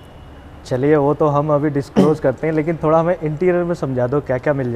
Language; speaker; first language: Hindi; native; Hindi